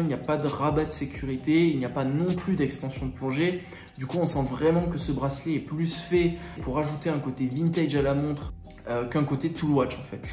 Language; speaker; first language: French; native; French